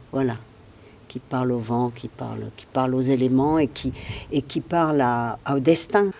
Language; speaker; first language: French; native; French